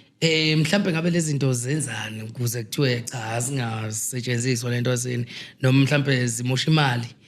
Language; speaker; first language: Zulu; native; Zulu